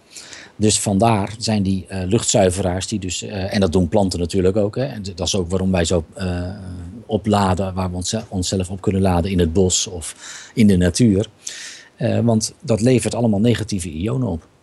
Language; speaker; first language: Dutch; native; Dutch